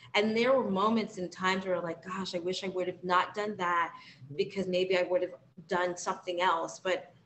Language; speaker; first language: English; native; English